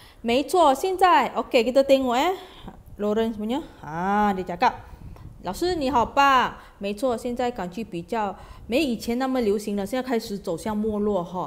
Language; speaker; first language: Chinese; non-native, fluent; Malay